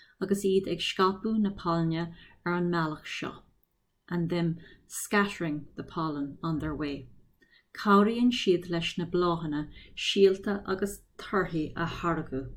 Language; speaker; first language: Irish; non-native, local second language; English